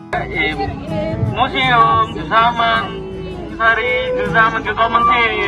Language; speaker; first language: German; non-native, learner; Indonesian